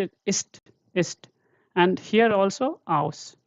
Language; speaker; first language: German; non-native, fluent; Hindi